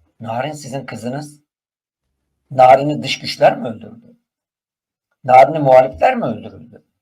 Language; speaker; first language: Turkish; native; Turkish